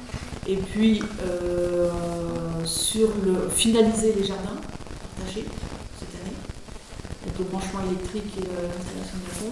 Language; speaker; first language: French; native; French